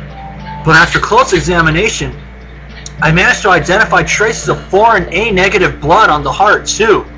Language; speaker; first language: English; native; English